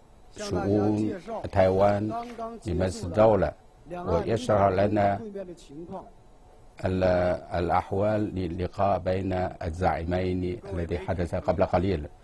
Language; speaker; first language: Arabic; non-native, fluent; Chinese